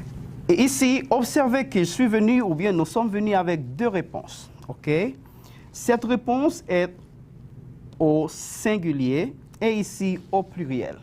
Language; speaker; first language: French; non-native, fluent; Spanish